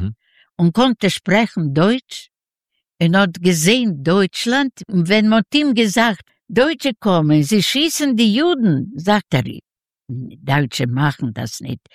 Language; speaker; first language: German; non-native, fluent; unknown